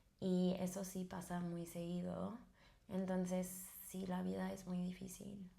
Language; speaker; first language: Spanish; non-native, fluent; English